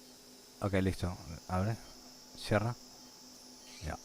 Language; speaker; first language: Spanish; native; Spanish